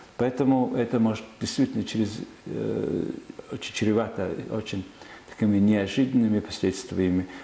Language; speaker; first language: Russian; non-native, fluent; Mongolian